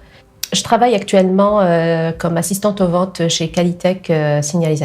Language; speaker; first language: French; non-native, local second language; Arabic